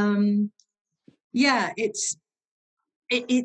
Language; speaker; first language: English; native; English